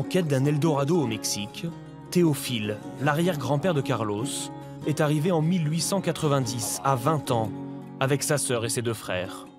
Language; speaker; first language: French; native; French